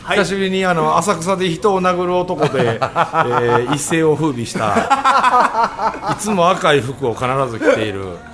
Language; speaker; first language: Japanese; native; Japanese